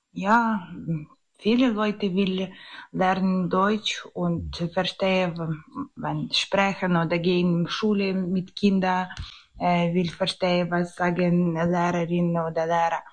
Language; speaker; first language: German; non-native, learner; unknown